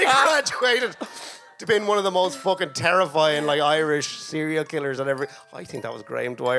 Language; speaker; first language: English; native; English